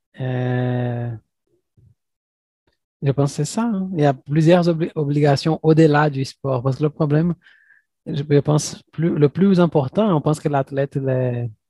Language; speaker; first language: French; non-native, fluent; Portuguese